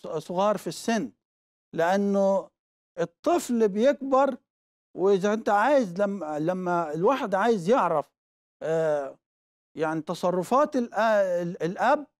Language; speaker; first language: Arabic; native; Arabic